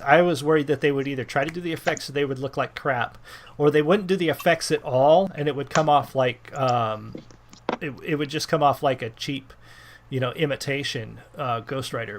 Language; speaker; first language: English; native; English